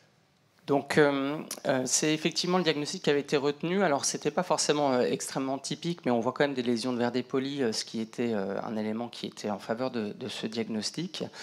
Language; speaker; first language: French; native; French